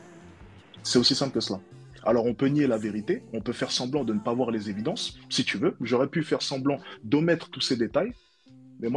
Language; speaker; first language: French; native; French